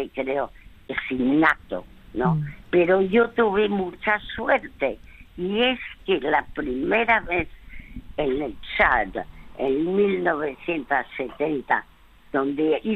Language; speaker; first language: Spanish; early bilingual, other home language; French